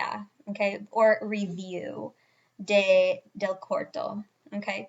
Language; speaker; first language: Spanish; non-native, fluent; English